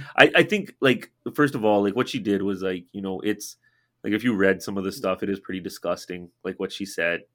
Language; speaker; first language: English; native; English